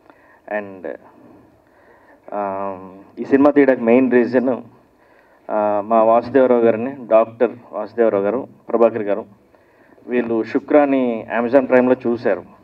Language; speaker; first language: Telugu; native; Telugu